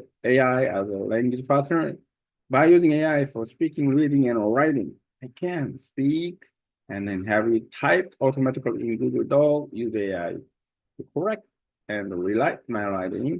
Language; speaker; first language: English; non-native, learner; Korean